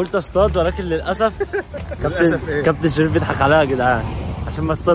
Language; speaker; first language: Arabic; native; Arabic